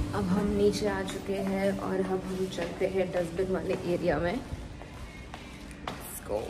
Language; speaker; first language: Hindi; non-native, local second language; Tulu